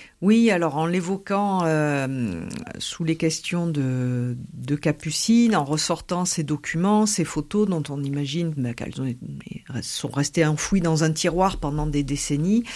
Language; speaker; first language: French; native; French